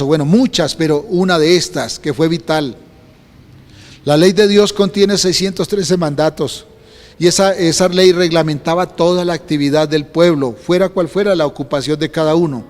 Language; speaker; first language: Spanish; native; Spanish